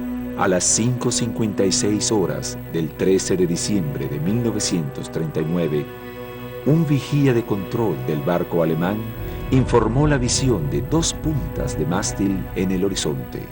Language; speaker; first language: Spanish; native; Spanish